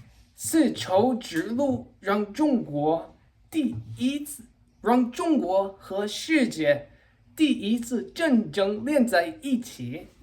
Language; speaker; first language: Chinese; non-native, learner; English